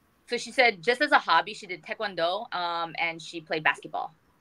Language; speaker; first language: English; early bilingual, other home language; Korean